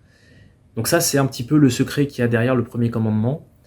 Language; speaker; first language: French; native; French